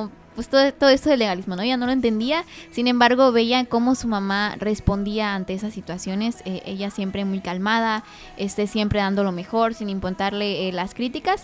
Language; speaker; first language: Spanish; native; Spanish